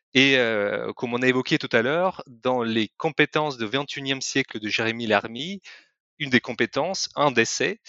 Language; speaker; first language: French; non-native, fluent; Russian